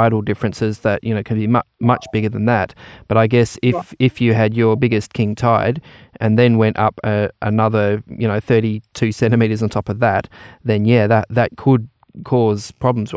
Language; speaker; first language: English; native; English